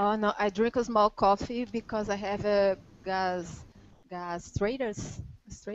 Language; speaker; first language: English; non-native, learner; Portuguese